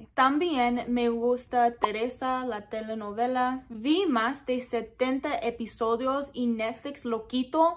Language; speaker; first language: Spanish; non-native, learner; English